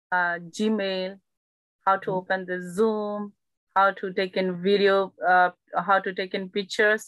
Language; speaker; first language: English; non-native, learner; Burmese